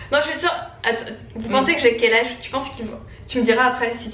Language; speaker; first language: French; native; French